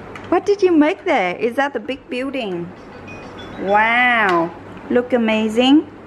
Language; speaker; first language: English; non-native, fluent; Vietnamese